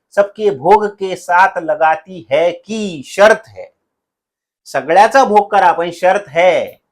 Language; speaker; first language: Hindi; non-native, local second language; Marathi